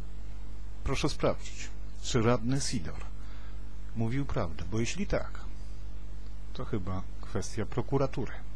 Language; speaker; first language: Polish; native; Polish